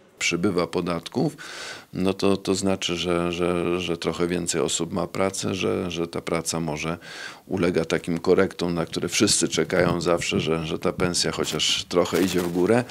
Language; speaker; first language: Polish; native; Polish